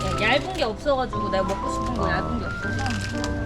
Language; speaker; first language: Korean; native; Korean